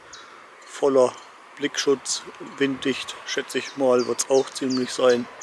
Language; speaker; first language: German; native; German